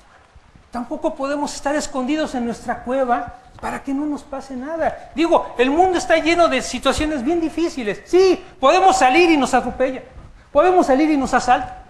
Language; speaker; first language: Spanish; native; Spanish